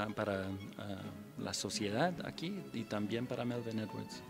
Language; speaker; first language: Spanish; non-native, fluent; English